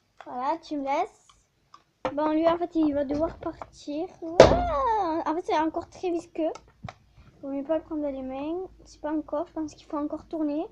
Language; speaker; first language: French; native; French